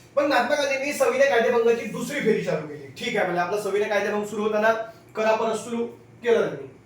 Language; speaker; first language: Marathi; non-native, local second language; Hindi